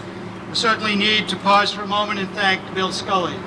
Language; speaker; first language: English; native; English